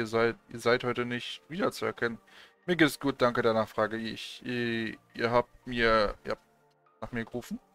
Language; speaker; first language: German; native; German